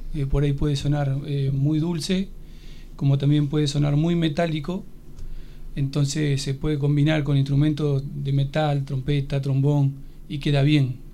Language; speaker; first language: Spanish; native; Spanish